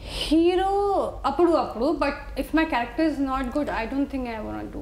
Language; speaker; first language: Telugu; non-native, local second language; Hindi